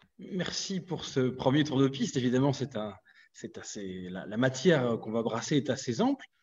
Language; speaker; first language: French; native; French